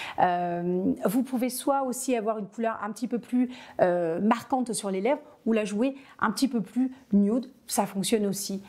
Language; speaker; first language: French; native; French